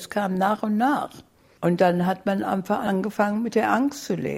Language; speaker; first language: German; native; German